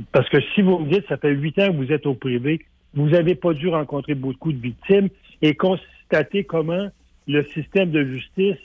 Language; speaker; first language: French; native; French